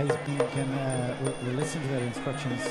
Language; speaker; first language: English; native; English